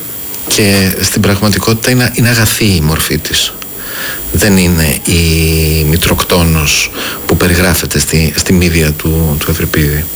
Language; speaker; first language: Greek; native; Greek